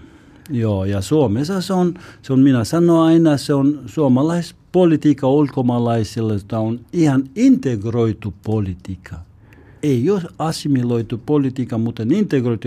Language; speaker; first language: Finnish; non-native, learner; Albanian